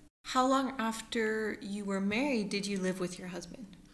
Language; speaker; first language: English; early bilingual, other home language; Persian